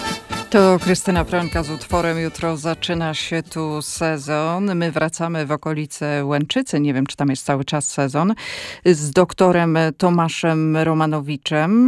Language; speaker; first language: Polish; native; Polish